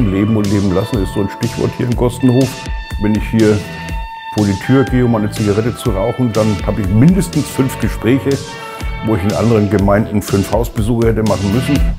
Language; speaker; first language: German; native; German